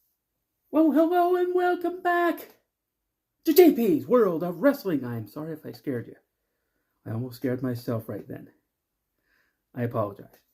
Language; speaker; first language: English; native; English